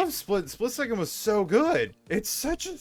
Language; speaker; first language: English; native; English